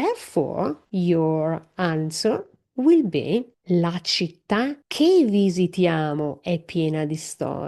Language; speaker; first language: Italian; non-native, learner; English